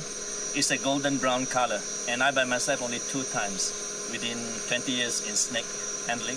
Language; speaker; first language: English; non-native, fluent; Malay